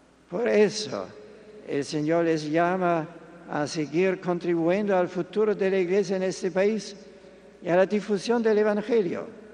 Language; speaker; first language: Spanish; non-native, fluent; German